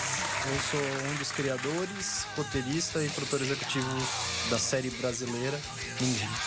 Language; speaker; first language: Portuguese; native; Portuguese